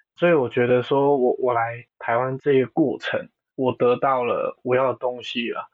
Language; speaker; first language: Chinese; non-native, local second language; Cantonese